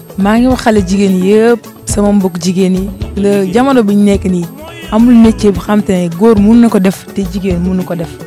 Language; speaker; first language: Wolof; non-native, local second language; Jola-Fonyi